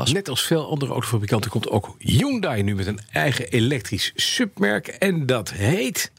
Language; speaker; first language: Dutch; native; Dutch